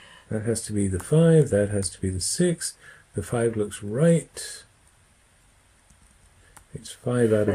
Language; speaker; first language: English; native; English